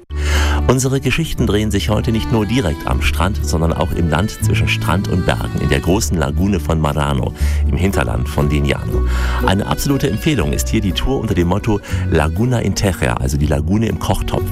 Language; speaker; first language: German; native; German